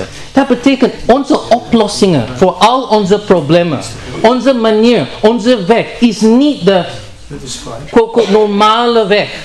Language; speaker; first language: Dutch; non-native, learner; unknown